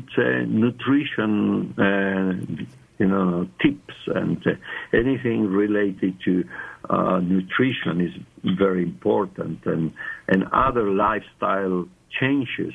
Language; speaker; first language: English; non-native, fluent; Spanish